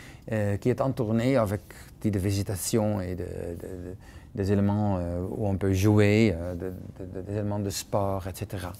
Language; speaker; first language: French; non-native, fluent; Dutch